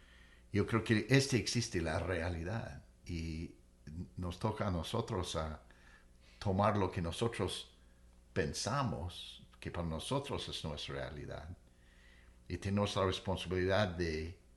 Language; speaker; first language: Spanish; non-native, fluent; English